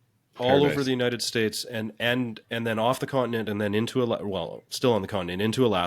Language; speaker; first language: English; native; English